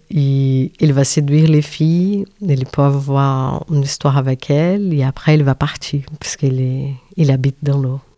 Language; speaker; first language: French; non-native, fluent; Portuguese